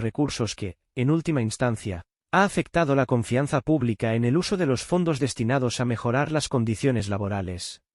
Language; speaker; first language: Spanish; native; Spanish